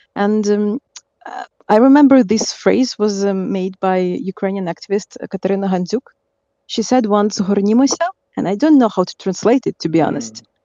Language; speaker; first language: English; non-native, fluent; Ukrainian